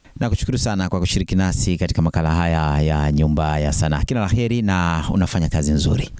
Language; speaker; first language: Swahili; native; Swahili